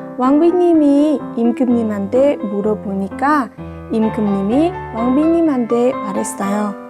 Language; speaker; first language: Korean; non-native, learner; Khmer